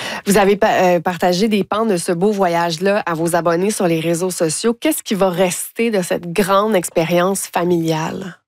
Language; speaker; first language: French; native; French